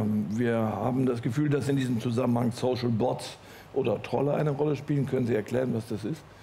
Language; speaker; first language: German; native; German